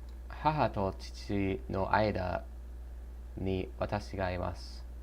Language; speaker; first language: Japanese; non-native, learner; English